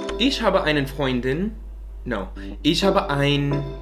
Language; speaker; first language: German; non-native, learner; English